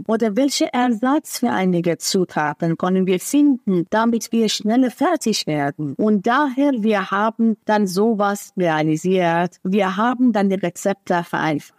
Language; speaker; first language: German; non-native, fluent; Persian